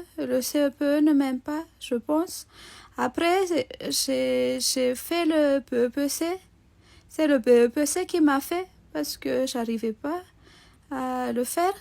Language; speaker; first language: French; non-native, local second language; Malagasy